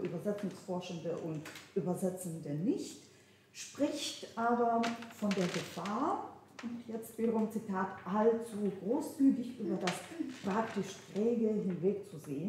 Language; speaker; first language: German; non-native, fluent; Ukrainian